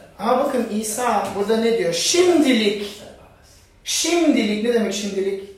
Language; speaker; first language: Turkish; non-native, fluent; German